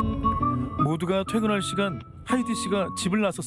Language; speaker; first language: Korean; native; Korean